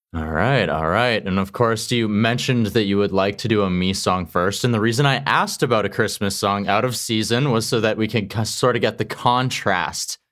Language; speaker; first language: English; native; English